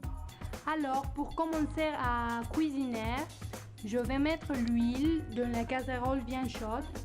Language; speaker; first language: French; non-native, learner; Spanish